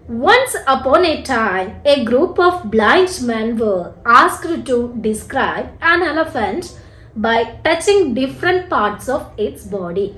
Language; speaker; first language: English; non-native, local second language; Malayalam